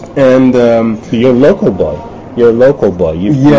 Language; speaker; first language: English; early bilingual, other home language; German